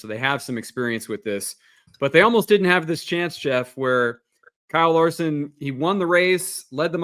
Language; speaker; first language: English; native; English